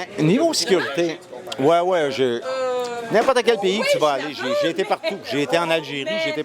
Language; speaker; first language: French; native; French